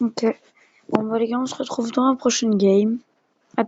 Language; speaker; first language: French; native; French